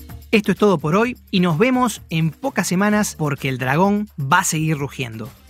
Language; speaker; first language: Spanish; native; Spanish